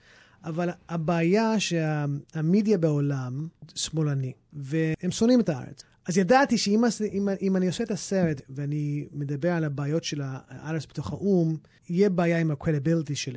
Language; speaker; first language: Hebrew; early bilingual, heritage; English